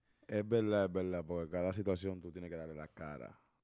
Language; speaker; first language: Spanish; early bilingual, heritage; Spanish